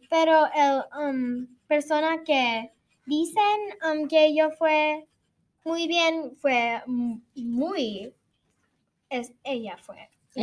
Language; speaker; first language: Spanish; non-native, learner; English